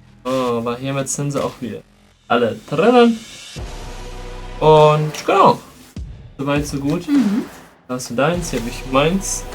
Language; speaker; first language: German; native; German